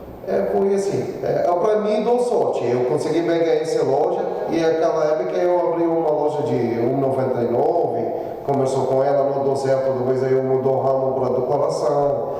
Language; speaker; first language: Portuguese; non-native, learner; Arabic